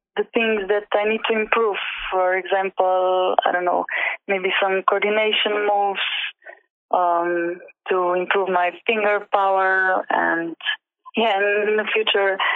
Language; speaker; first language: English; non-native, learner; Slovenian